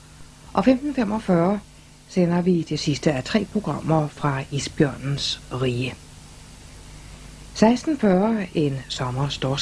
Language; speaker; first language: Danish; native; Danish